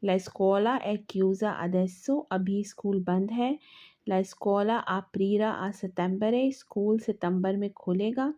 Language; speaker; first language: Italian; non-native, fluent; Urdu